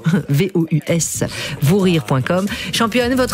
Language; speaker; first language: French; native; French